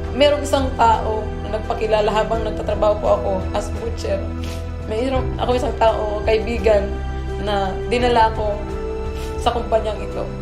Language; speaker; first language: Filipino; native; Filipino